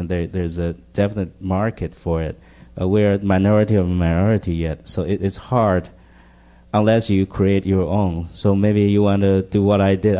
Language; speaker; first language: English; non-native, fluent; Chinese